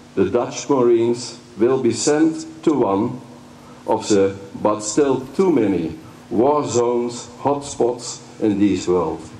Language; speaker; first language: English; non-native, fluent; Dutch